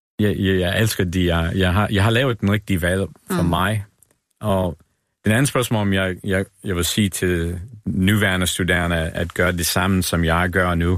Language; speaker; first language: Danish; non-native, fluent; English